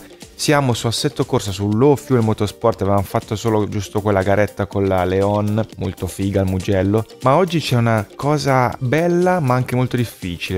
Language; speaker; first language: Italian; native; Italian